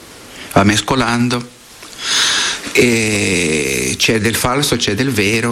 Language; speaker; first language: Italian; non-native, fluent; Portuguese